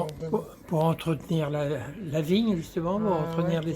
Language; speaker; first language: French; native; French